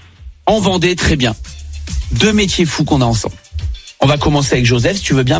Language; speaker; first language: French; native; French